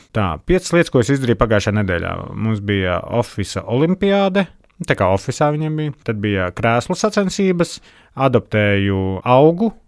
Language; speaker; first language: Latvian; native; Latvian